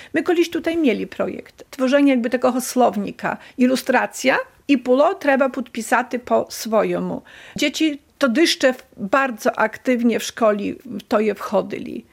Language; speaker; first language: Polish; non-native, local second language; Belarusian